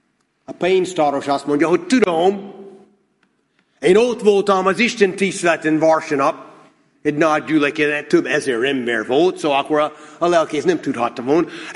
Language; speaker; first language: Hungarian; non-native, fluent; English